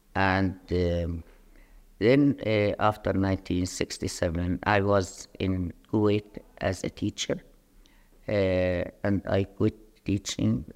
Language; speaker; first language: English; non-native, fluent; Arabic